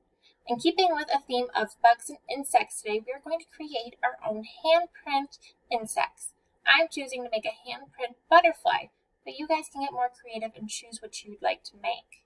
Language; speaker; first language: English; native; English